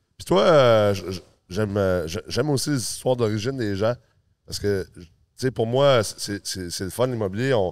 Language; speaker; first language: French; early bilingual, other home language; English